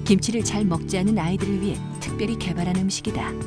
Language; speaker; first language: Korean; native; Korean